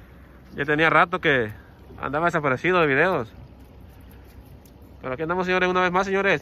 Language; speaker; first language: Spanish; native; Spanish